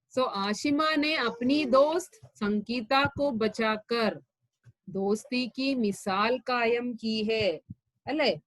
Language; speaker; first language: Hindi; non-native, local second language; Malayalam